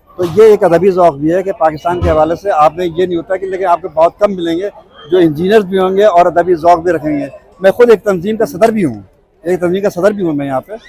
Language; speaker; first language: Urdu; native; Urdu